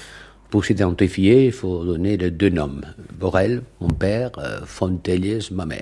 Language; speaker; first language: French; non-native, fluent; Catalan